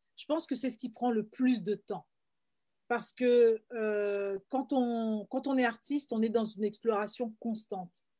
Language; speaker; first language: French; native; French